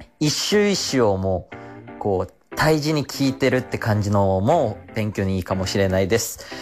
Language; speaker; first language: Japanese; non-native, fluent; Korean